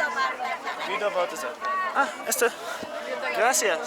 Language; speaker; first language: Spanish; non-native, learner; English